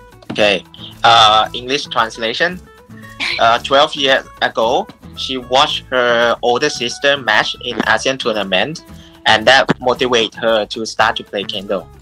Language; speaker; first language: English; non-native, fluent; Thai